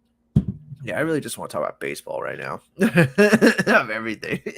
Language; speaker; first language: English; native; English